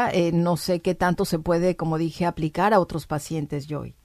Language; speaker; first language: Spanish; native; Spanish